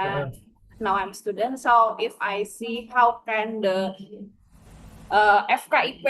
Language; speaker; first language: English; non-native, fluent; Indonesian